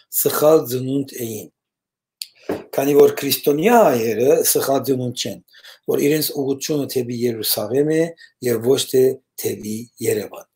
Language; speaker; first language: Armenian; early bilingual, heritage; Armenian